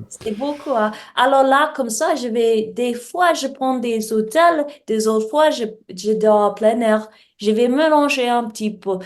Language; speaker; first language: French; non-native, learner; English